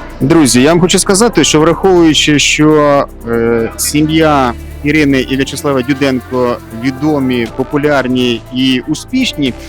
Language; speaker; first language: Ukrainian; native; Ukrainian